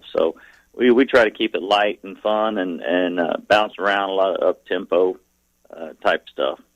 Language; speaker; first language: English; native; English